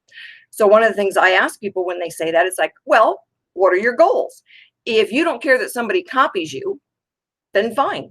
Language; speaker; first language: English; native; English